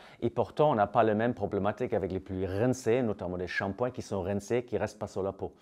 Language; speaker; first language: French; native; French